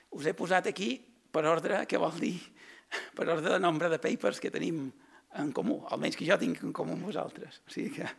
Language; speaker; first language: Catalan; native; Catalan